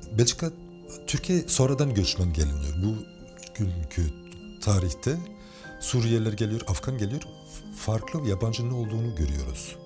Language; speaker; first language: Turkish; early bilingual, heritage; Turkish